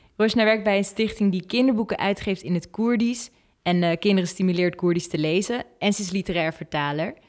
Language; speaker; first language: Dutch; native; Dutch